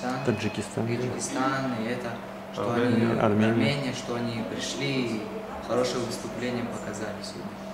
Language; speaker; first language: Russian; early bilingual, heritage; Hebrew